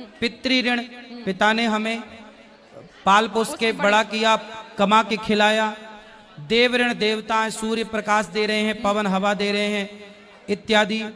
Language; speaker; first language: Hindi; native; Hindi